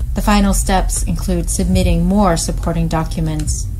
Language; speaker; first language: English; native; English